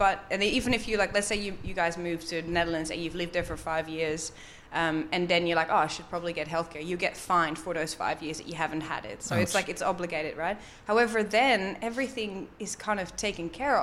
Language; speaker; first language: English; non-native, fluent; Dutch